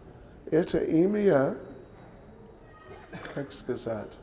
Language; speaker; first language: Russian; non-native, learner; English